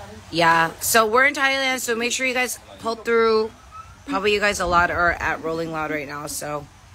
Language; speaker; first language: English; native; English